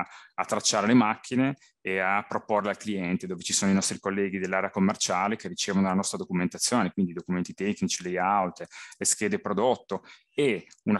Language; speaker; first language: Italian; native; Italian